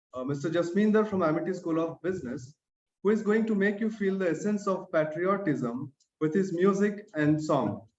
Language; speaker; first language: English; non-native, local second language; Hindi